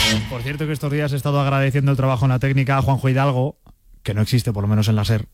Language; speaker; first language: Spanish; native; Spanish